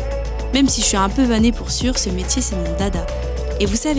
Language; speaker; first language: French; native; French